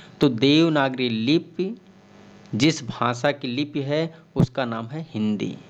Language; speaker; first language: Hindi; native; Hindi